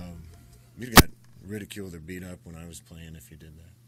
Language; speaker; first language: English; native; English